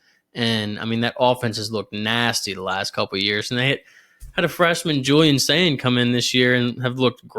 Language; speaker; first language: English; native; English